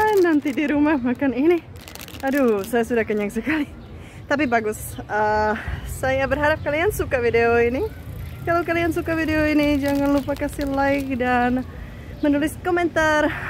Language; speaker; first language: Indonesian; non-native, fluent; Czech